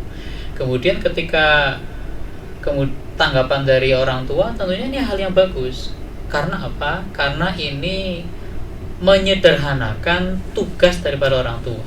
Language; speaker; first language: Indonesian; native; Indonesian